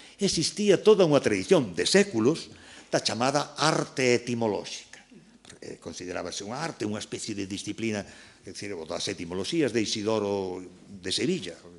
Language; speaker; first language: Galician; native; Galician